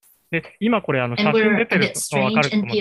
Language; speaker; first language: Japanese; native; Japanese